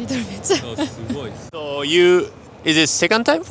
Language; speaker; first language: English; non-native, fluent; Japanese